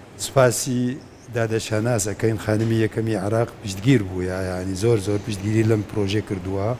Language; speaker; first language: Central Kurdish; non-native, local second language; Kurdish